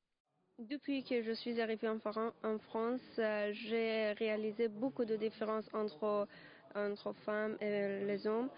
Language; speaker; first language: French; non-native, learner; Persian